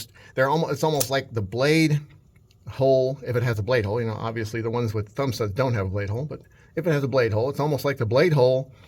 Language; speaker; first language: English; native; English